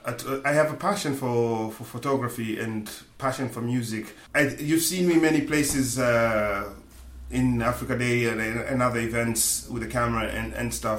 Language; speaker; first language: English; non-native, local second language; Swahili